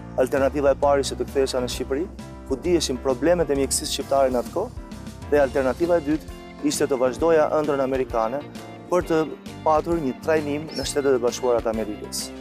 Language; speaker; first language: Albanian; native; Albanian